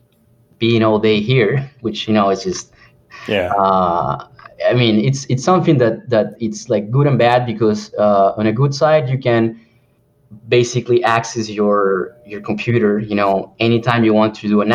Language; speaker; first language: English; non-native, fluent; Spanish